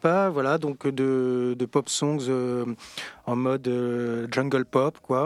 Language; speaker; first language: French; native; French